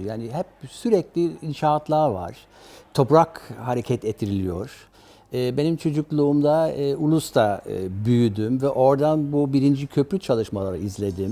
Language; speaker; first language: Turkish; early bilingual, other home language; German